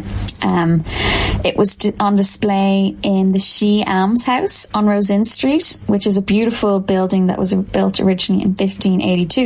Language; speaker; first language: English; native; English